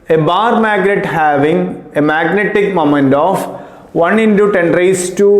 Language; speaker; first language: English; non-native, local second language; Malayalam